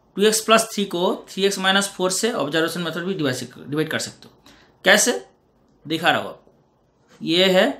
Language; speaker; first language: Hindi; non-native, local second language; Bangla